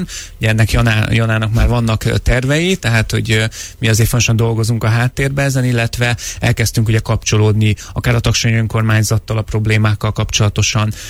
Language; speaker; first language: Hungarian; native; Hungarian